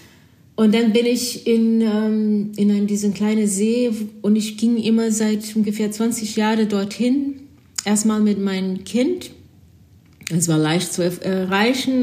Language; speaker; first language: German; non-native, fluent; Portuguese